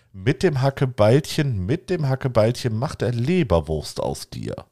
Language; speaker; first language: German; native; German